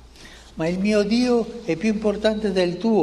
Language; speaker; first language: Italian; non-native, fluent; Spanish